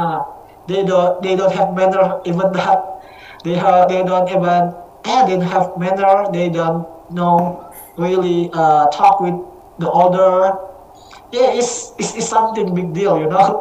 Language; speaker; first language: English; non-native, learner; Indonesian